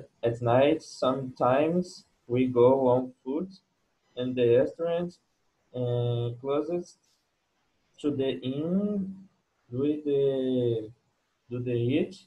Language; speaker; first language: English; non-native, learner; Portuguese